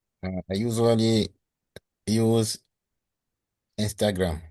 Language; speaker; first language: English; non-native, learner; French